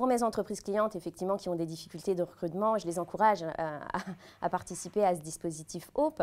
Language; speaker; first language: French; native; French